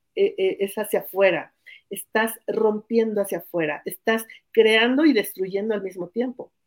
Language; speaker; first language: Spanish; native; Spanish